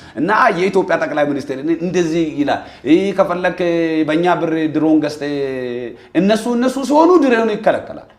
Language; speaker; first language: Amharic; non-native, local second language; Oromo